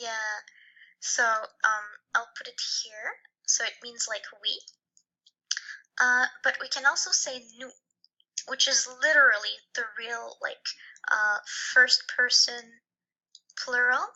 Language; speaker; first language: English; non-native, fluent; French